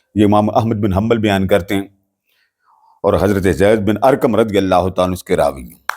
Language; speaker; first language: Urdu; non-native, local second language; Punjabi